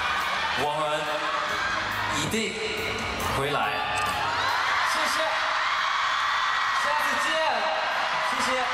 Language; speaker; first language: Chinese; non-native, learner; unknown